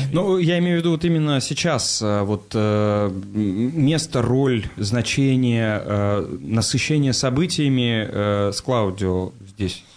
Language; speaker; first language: Russian; native; Russian